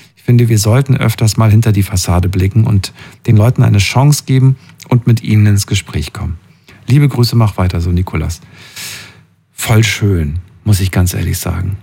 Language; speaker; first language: German; native; German